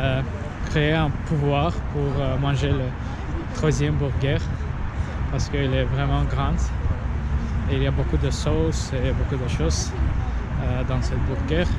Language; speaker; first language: French; non-native, learner; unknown